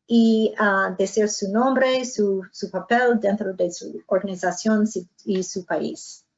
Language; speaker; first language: Spanish; non-native, fluent; English